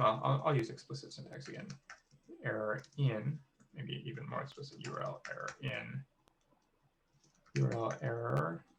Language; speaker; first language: English; native; English